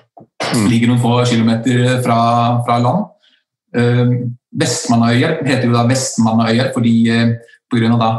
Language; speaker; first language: Norwegian; early bilingual, other home language; Icelandic